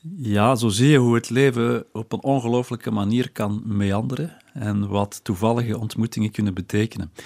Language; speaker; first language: Dutch; early bilingual, other home language; Berber languages